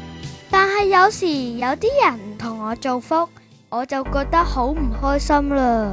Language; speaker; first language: Cantonese; early bilingual, other home language; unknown